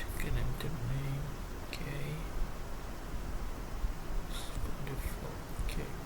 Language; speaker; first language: English; non-native, learner; Indonesian